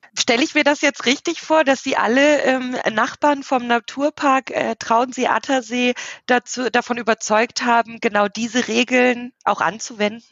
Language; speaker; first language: German; native; German